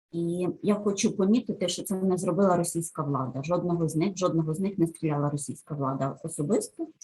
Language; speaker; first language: Ukrainian; native; Ukrainian